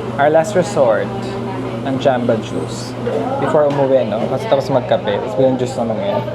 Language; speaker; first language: Filipino; native; Filipino